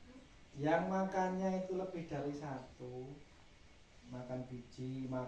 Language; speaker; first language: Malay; non-native, local second language; Javanese